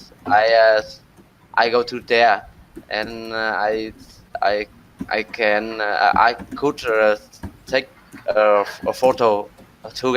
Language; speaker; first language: English; non-native, learner; Vietnamese